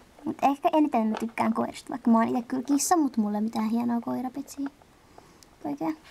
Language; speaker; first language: Finnish; native; Finnish